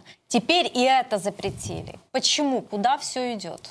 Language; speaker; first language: Russian; native; Russian